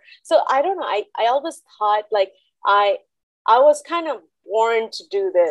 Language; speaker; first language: English; non-native, local second language; Bangla